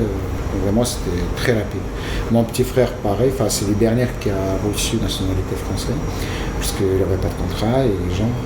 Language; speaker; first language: French; non-native, fluent; Russian